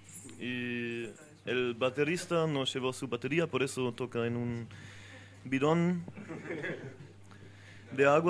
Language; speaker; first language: Spanish; non-native, fluent; French